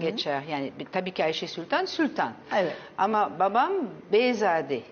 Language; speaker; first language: Turkish; early bilingual, heritage; Turkish